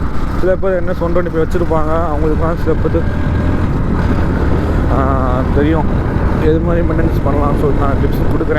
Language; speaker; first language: Tamil; native; Tamil